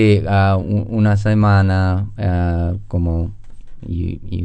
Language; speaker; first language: Spanish; non-native, learner; English